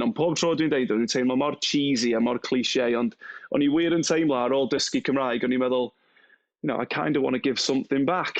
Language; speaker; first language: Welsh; non-native, local second language; English